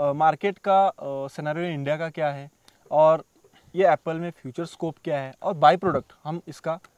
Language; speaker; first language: Hindi; non-native, local second language; Marathi